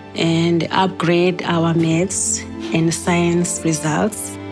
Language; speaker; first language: English; non-native, local second language; Zulu